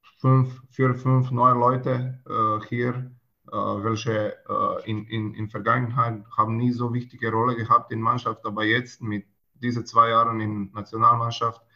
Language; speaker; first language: German; non-native, learner; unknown